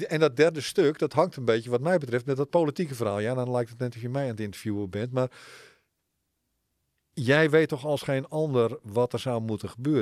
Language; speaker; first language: Dutch; native; Dutch